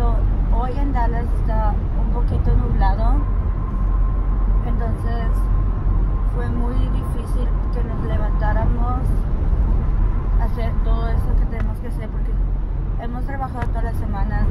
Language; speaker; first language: Spanish; early bilingual, other home language; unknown